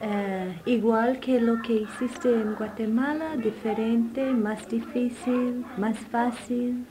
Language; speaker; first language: Spanish; non-native, fluent; English